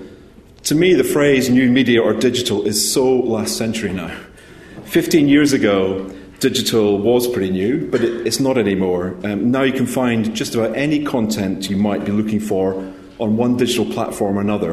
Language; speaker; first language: English; native; English